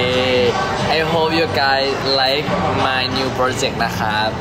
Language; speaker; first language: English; non-native, learner; Thai